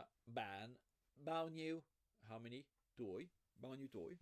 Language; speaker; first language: Vietnamese; non-native, fluent; French